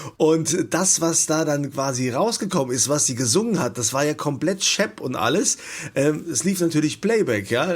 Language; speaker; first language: German; native; German